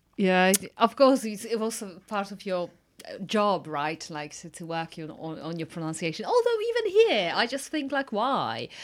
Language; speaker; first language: English; non-native, fluent; Polish